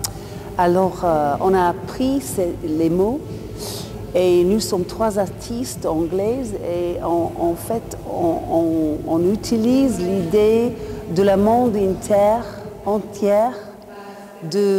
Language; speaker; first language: French; non-native, fluent; English